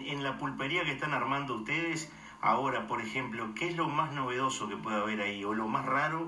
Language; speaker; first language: Spanish; native; Spanish